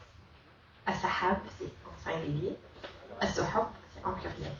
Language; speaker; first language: French; non-native, fluent; Arabic